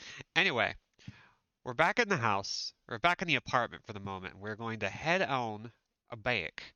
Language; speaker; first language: English; native; English